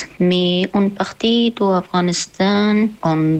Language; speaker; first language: French; non-native, learner; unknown